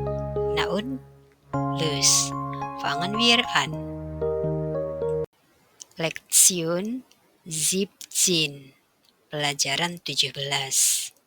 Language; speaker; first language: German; non-native, fluent; Indonesian